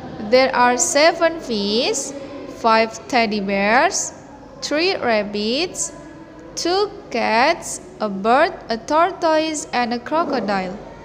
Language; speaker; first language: English; non-native, fluent; Indonesian